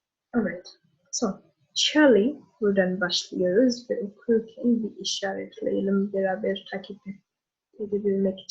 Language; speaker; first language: Turkish; non-native, learner; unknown